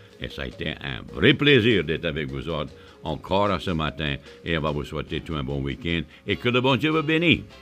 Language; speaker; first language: French; early bilingual, heritage; French